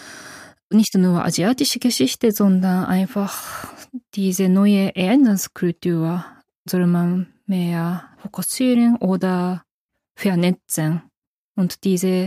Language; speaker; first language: German; non-native, fluent; Japanese